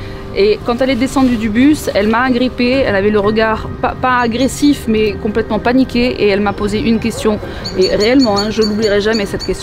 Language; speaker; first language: French; native; French